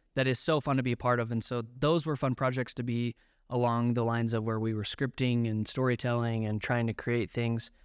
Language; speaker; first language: English; native; English